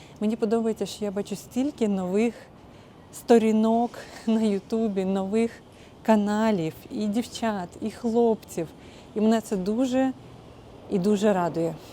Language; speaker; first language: Ukrainian; non-native, local second language; Russian